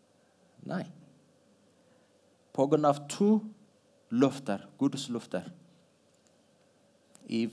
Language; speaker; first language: Norwegian; non-native, fluent; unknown